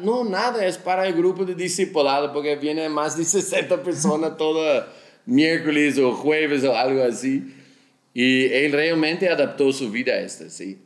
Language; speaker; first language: Spanish; non-native, learner; Dutch